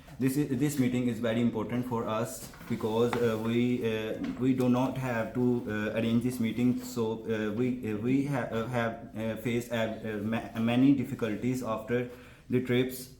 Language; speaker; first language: English; non-native, learner; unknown